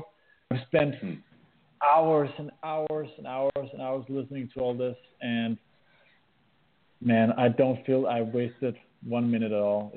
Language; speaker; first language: English; non-native, fluent; Danish